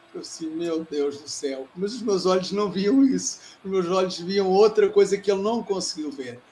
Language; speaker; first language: Portuguese; native; Portuguese